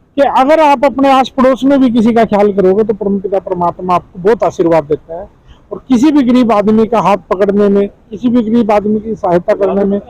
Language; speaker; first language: Hindi; non-native, local second language; Punjabi